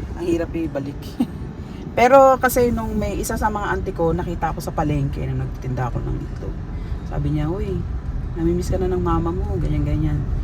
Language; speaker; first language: Filipino; native; Filipino